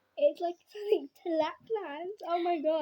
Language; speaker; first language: English; native; English